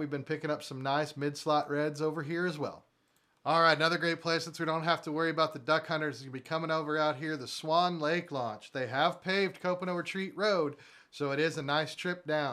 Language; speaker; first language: English; native; English